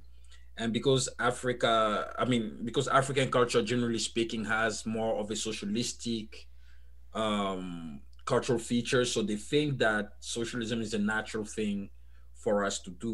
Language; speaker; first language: English; non-native, fluent; French